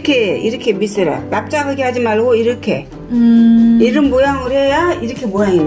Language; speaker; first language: Korean; native; Korean